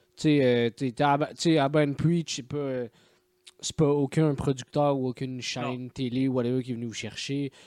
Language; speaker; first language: French; native; French